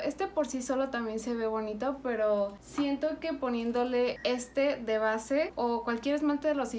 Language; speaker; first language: Spanish; native; Spanish